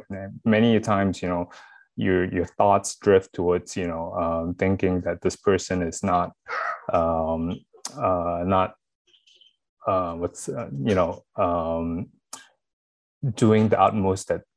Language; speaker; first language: English; non-native, local second language; Chinese